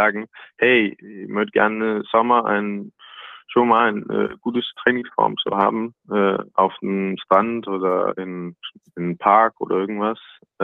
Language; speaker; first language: German; non-native, learner; Danish